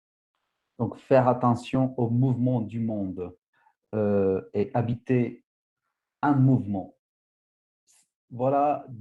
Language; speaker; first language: French; non-native, fluent; Spanish